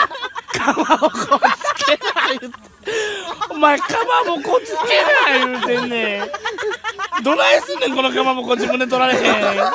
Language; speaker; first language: Japanese; native; Japanese